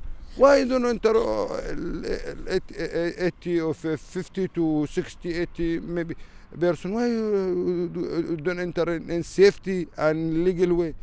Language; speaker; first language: English; non-native, learner; Arabic